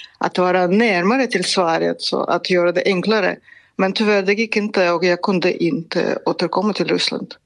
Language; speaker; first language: Swedish; non-native, fluent; Russian